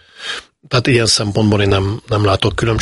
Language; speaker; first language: Hungarian; native; Hungarian